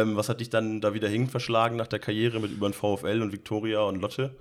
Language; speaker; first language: German; native; German